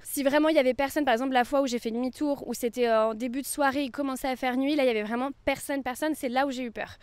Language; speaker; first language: French; native; French